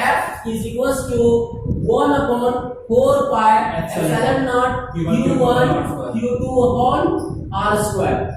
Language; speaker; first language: English; non-native, local second language; Hindi